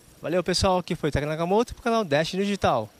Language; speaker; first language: Portuguese; native; Portuguese